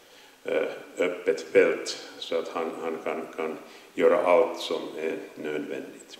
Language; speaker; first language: Swedish; non-native, local second language; Finnish